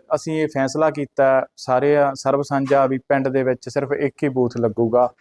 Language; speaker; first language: Punjabi; native; Punjabi